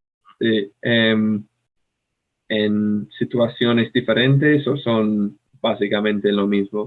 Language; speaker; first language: Spanish; non-native, fluent; English